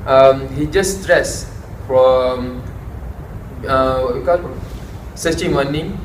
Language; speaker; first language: English; non-native, local second language; Malay